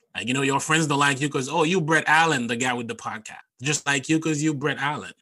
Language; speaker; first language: English; non-native, fluent; Haitian Creole